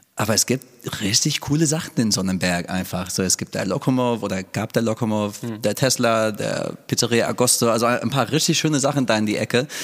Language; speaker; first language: German; non-native, fluent; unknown